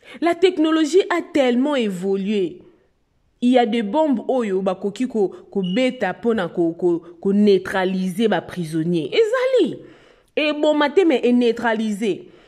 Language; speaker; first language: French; non-native, local second language; Lingala